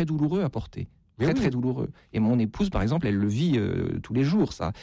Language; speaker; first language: French; native; French